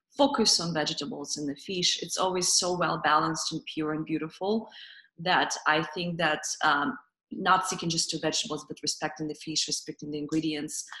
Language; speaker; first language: English; non-native, fluent; Russian